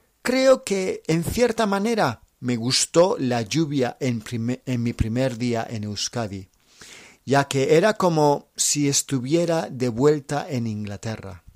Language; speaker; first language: Spanish; non-native, fluent; English